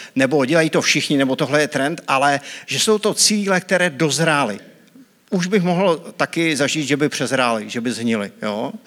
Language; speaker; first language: Czech; native; Czech